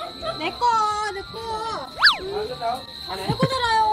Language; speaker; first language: Korean; non-native, learner; Vietnamese